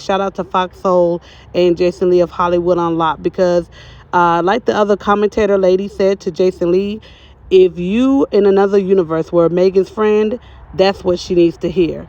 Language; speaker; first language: English; native; English